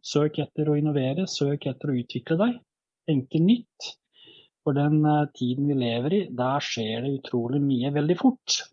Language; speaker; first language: Norwegian; early bilingual, other home language; Bosnian